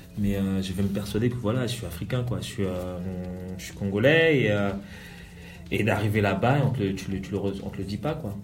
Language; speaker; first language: French; early bilingual, other home language; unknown